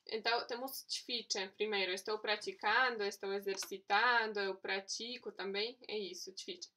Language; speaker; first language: Portuguese; non-native, fluent; Polish